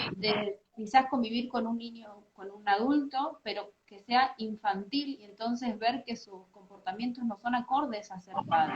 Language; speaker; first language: Spanish; native; Spanish